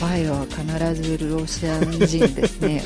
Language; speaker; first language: Japanese; non-native, fluent; Russian